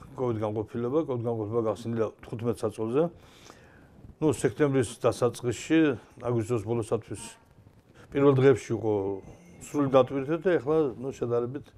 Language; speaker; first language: Georgian; native; Georgian